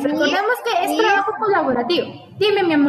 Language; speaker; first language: Spanish; native; Spanish